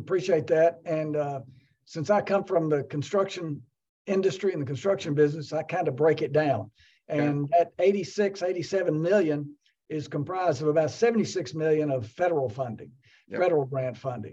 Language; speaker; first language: English; native; English